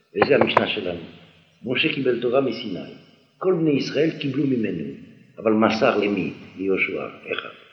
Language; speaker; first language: Hebrew; non-native, fluent; French